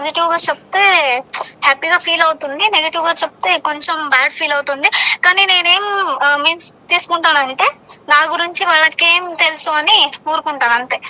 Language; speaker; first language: Telugu; non-native, learner; Kannada